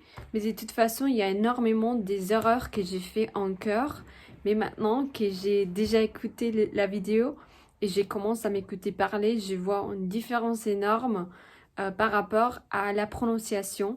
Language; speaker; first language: French; non-native, fluent; Spanish